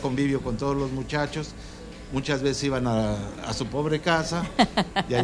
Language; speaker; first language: Spanish; native; Spanish